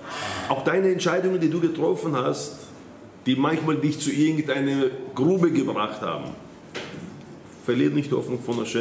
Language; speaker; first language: German; non-native, fluent; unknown